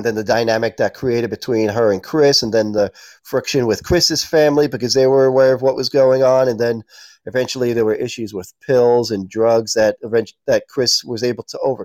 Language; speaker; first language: English; native; English